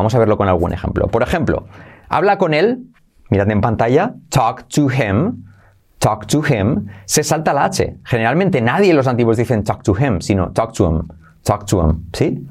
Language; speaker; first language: Spanish; native; Spanish